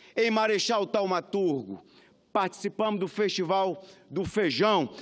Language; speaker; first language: Portuguese; native; Portuguese